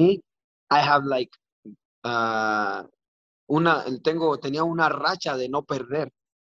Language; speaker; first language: English; non-native, learner; Spanish